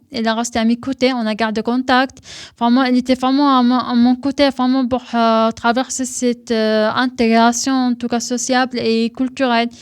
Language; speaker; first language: French; non-native, fluent; Arabic